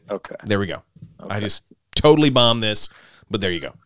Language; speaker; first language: English; native; English